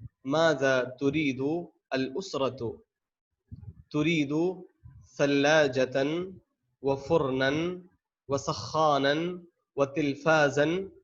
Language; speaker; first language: Arabic; non-native, fluent; Urdu